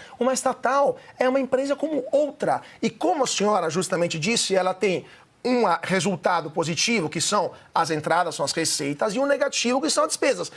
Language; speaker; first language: Portuguese; non-native, fluent; Italian